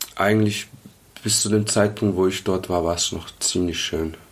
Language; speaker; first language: German; early bilingual, other home language; Arabic